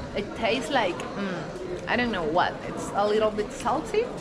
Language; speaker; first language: English; non-native, fluent; Spanish